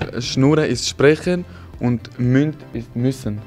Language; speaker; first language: German; native; German